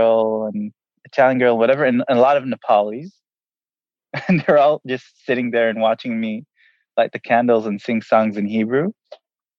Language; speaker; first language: English; non-native, fluent; Hebrew